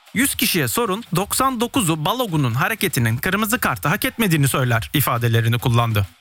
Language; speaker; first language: Turkish; early bilingual, heritage; Turkish